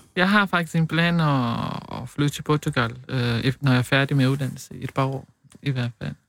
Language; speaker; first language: Danish; non-native, fluent; Portuguese